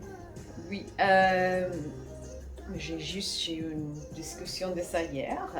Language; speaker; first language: French; non-native, fluent; English